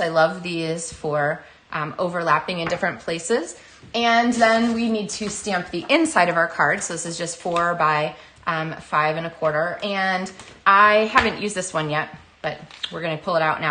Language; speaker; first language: English; native; English